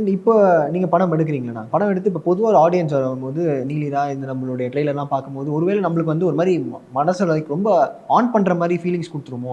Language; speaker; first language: Tamil; native; Tamil